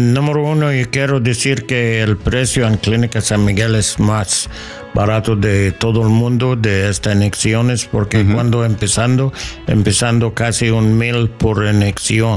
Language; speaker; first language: Spanish; non-native, learner; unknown